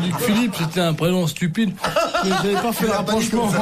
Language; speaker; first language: French; native; French